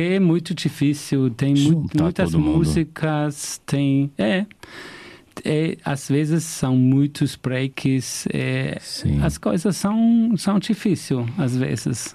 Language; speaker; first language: Portuguese; non-native, fluent; German